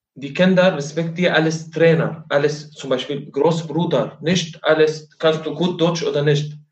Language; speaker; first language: German; non-native, fluent; Arabic